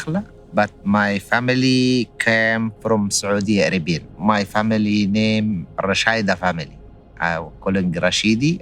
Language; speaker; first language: English; non-native, learner; Arabic